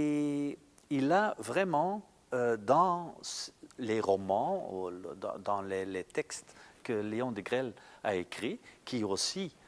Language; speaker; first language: French; non-native, local second language; Dutch